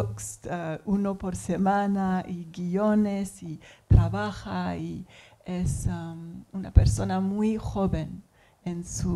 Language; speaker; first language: Spanish; non-native, learner; English